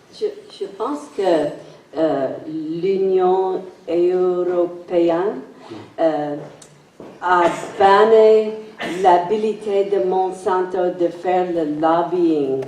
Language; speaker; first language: French; non-native, local second language; English